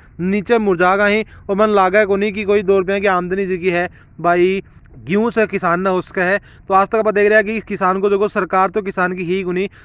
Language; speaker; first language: Hindi; native; Hindi